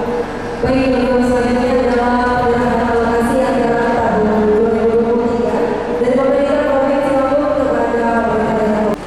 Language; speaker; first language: Indonesian; native; Indonesian